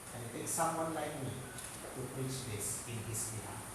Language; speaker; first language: English; non-native, local second language; Filipino